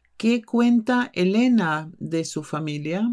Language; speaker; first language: Spanish; non-native, fluent; Norwegian